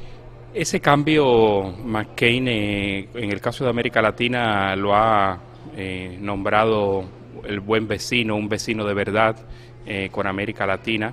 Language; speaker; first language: Spanish; native; Spanish